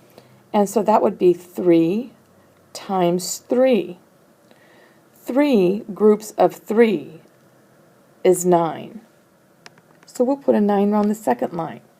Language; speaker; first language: English; native; English